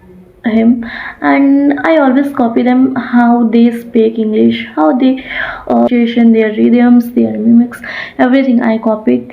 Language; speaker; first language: English; non-native, learner; Odia